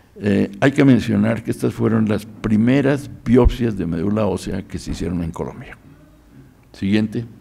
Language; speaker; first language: Spanish; native; Spanish